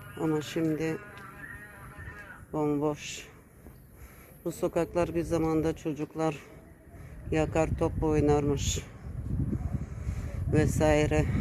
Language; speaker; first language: Turkish; early bilingual, heritage; Turkish